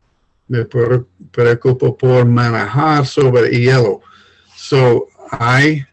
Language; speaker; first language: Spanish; non-native, learner; English